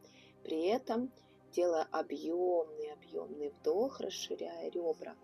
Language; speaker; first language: Russian; native; Russian